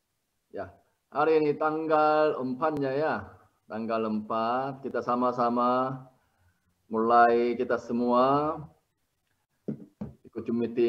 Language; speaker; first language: Indonesian; non-native, learner; Korean